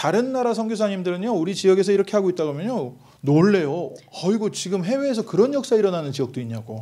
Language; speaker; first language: Korean; native; Korean